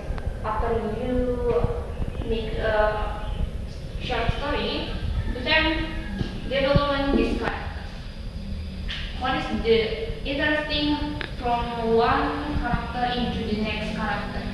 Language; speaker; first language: English; non-native, learner; Indonesian